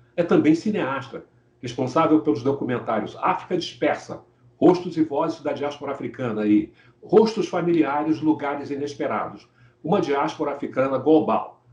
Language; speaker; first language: Portuguese; native; Portuguese